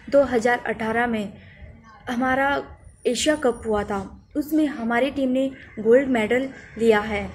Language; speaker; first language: Hindi; native; Hindi